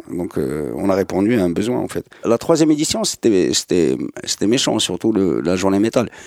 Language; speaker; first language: French; non-native, local second language; Arabic